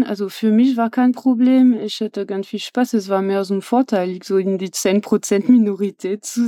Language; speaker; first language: German; non-native, fluent; French